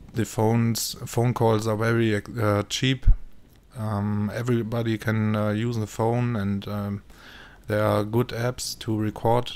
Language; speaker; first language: English; non-native, fluent; German